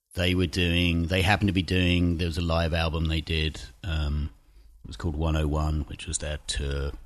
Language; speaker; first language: English; native; English